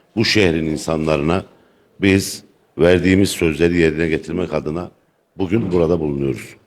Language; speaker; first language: Turkish; native; Turkish